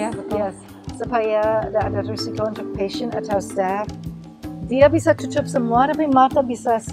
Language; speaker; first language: Indonesian; non-native, learner; English